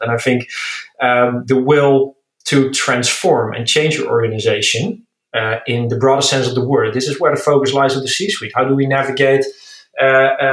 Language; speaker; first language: English; non-native, fluent; Dutch